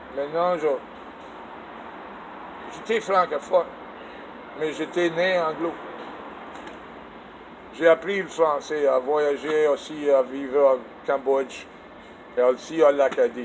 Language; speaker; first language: French; non-native, learner; English